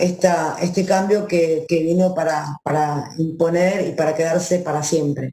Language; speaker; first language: Spanish; native; Spanish